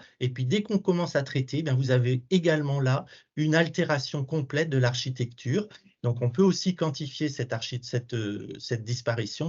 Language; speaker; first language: French; native; French